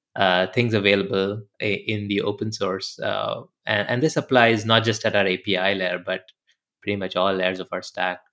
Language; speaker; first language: English; non-native, local second language; Hindi